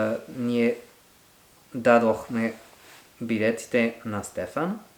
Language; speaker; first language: Bulgarian; non-native, learner; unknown